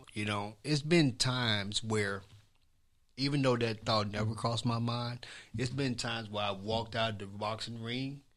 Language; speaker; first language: English; native; English